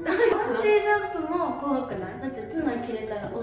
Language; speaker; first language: Japanese; native; Japanese